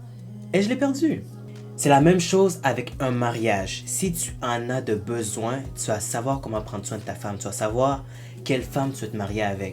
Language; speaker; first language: French; native; French